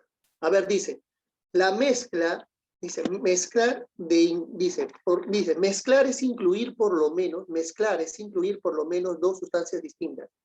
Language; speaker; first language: Spanish; native; Spanish